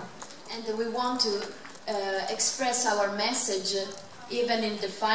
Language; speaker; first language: English; non-native, local second language; Italian